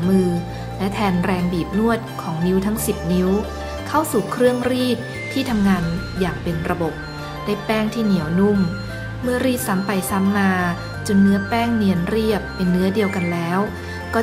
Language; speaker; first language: Thai; native; Thai